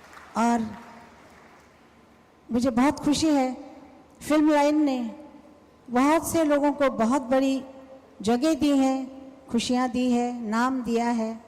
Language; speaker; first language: Hindi; non-native, local second language; Marathi